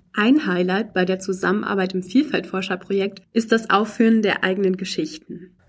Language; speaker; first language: German; native; German